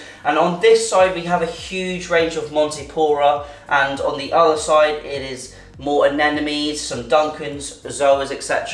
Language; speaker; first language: English; native; English